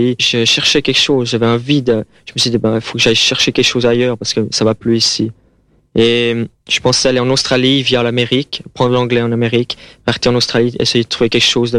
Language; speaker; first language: French; native; French